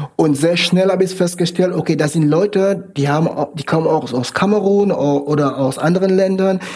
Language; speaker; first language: German; non-native, fluent; French